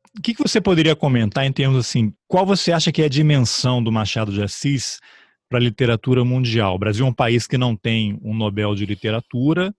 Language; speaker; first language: Portuguese; native; Portuguese